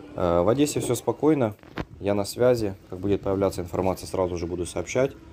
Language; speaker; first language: Russian; native; Russian